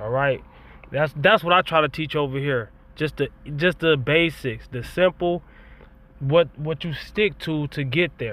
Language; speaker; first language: English; native; English